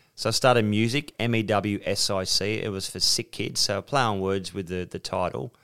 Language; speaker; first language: English; native; English